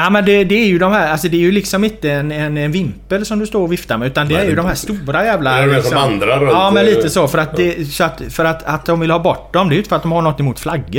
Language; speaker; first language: Swedish; native; Swedish